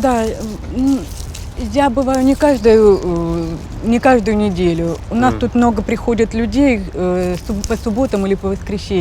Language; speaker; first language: Russian; native; Russian